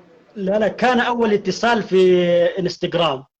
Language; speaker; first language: Arabic; non-native, learner; Pashto